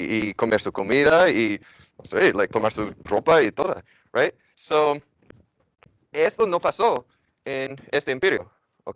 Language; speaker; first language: Spanish; non-native, fluent; English